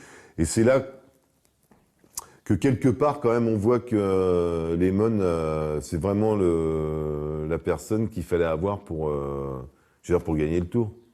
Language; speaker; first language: French; native; French